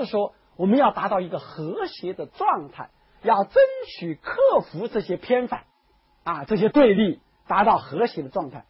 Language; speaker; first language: Chinese; native; Chinese